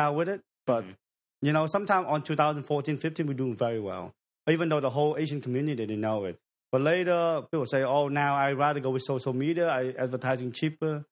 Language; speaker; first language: English; non-native, learner; Vietnamese